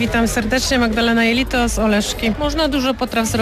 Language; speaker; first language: Polish; native; Polish